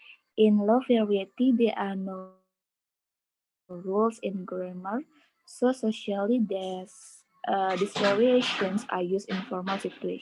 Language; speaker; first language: English; non-native, learner; Balinese